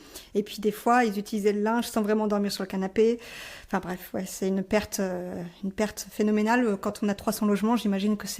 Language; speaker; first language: French; native; French